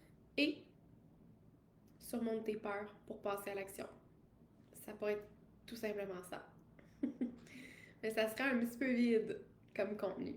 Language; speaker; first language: French; native; French